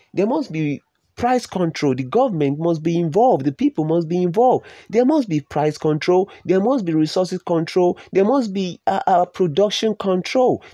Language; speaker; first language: English; non-native, local second language; Yoruba